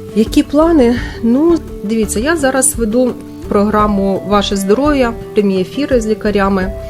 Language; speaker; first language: Ukrainian; non-native, local second language; Russian